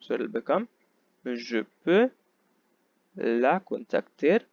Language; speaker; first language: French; non-native, fluent; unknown